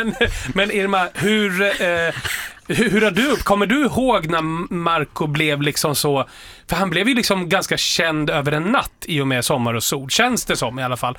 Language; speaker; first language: Swedish; native; Swedish